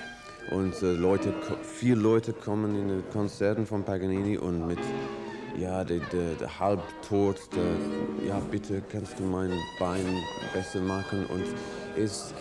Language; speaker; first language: German; non-native, learner; English